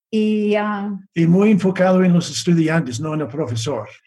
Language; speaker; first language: Spanish; non-native, fluent; English